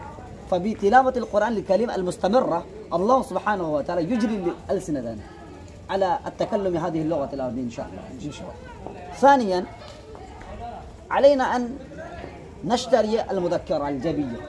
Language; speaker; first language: Arabic; non-native, fluent; Urdu